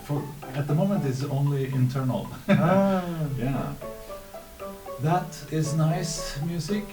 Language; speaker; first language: English; non-native, fluent; Norwegian